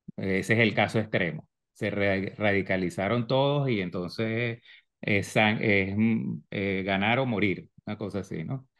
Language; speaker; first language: Spanish; native; Spanish